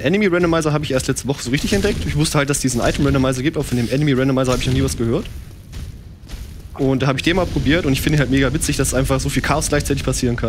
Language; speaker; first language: German; native; German